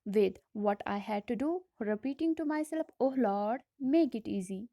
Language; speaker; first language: English; non-native, local second language; Hindi